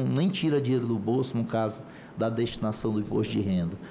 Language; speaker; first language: Portuguese; native; Portuguese